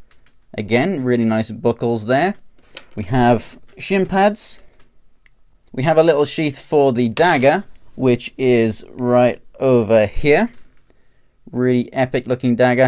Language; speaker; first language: English; native; English